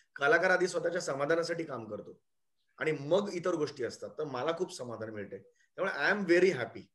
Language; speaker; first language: Marathi; native; Marathi